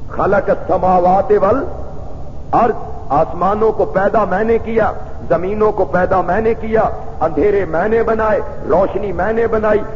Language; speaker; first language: Urdu; non-native, local second language; Punjabi